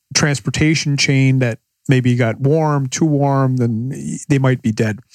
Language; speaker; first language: English; native; English